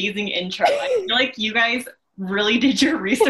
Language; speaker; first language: English; native; English